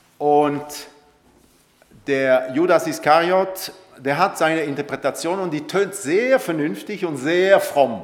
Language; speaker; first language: German; non-native, local second language; French